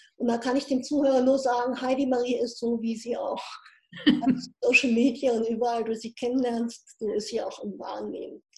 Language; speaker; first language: German; native; German